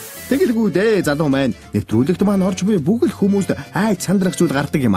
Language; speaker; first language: Mongolian; native; Mongolian